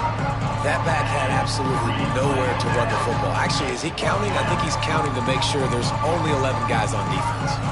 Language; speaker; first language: English; native; English